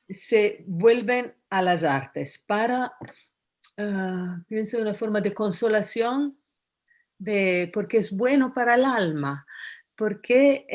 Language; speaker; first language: Spanish; non-native, fluent; Italian